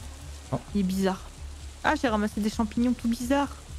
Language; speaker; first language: French; native; French